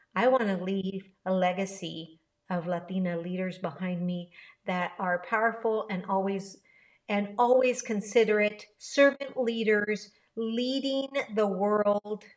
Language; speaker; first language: English; early bilingual, other home language; Spanish